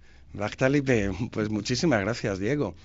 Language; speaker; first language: Spanish; native; Spanish